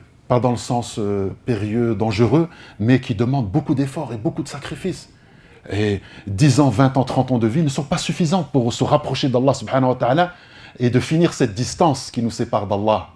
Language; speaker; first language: French; native; French